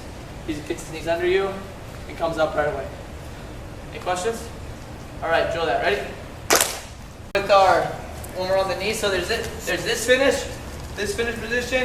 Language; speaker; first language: English; native; English